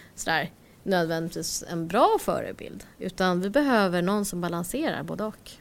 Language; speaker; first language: Swedish; early bilingual, other home language; Korean